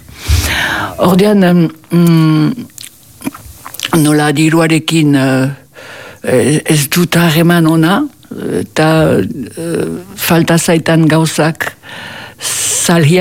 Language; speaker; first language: Basque; native; Basque